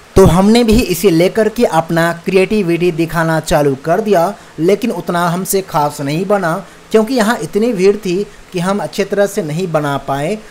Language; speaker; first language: Hindi; native; Hindi